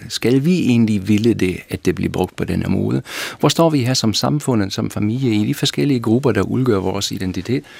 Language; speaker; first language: Danish; non-native, fluent; German